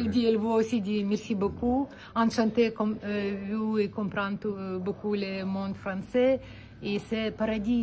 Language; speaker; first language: French; non-native, learner; Ukrainian